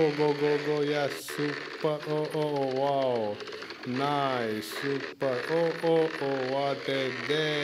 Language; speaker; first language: English; non-native, learner; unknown